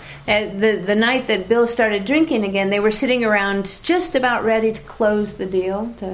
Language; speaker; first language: English; native; English